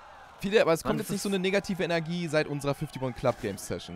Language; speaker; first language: German; native; German